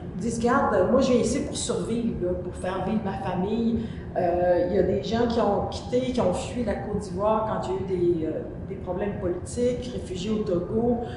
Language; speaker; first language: French; native; French